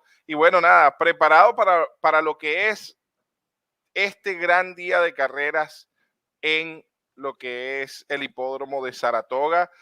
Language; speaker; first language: Spanish; native; Spanish